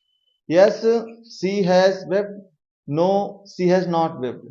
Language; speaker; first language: English; non-native, learner; Hindi